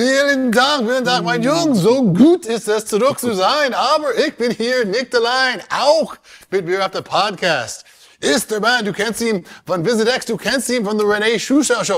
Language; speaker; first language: German; non-native, learner; English